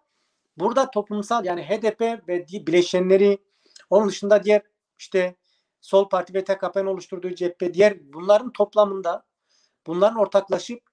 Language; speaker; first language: Turkish; native; Turkish